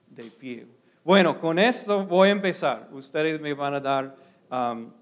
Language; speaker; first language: Spanish; non-native, fluent; English